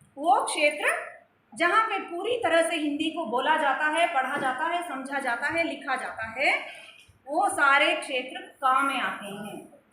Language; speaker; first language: Hindi; non-native, local second language; Telugu